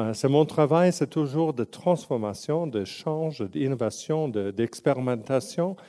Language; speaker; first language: French; non-native, local second language; English